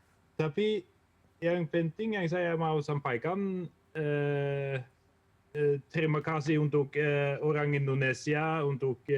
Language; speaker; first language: Indonesian; non-native, fluent; Norwegian